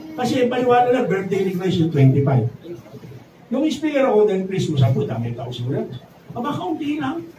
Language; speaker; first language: Filipino; native; Filipino